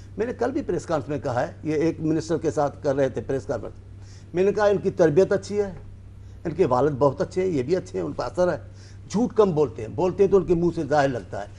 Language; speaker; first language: Urdu; non-native, local second language; Sindhi